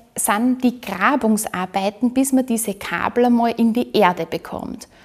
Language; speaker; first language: German; native; German